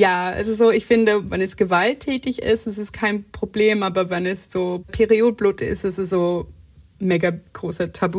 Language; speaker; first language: German; non-native, fluent; English